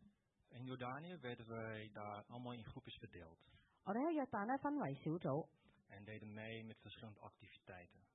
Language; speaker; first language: Dutch; early bilingual, other home language; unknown